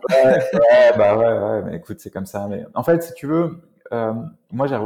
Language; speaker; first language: French; native; French